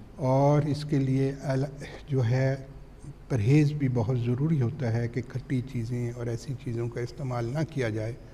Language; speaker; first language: Urdu; non-native, local second language; Punjabi